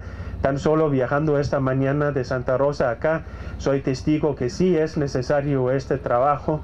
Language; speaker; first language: Spanish; non-native, fluent; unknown